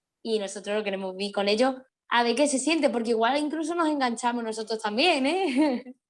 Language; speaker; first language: Spanish; native; Spanish